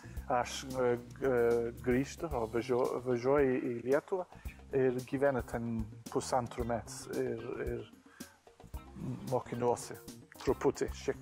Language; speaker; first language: Lithuanian; non-native, learner; English